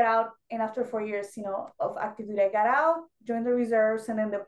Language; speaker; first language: English; non-native, fluent; Spanish